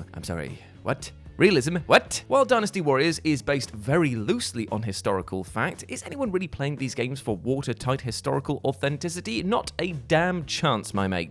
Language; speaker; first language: English; native; English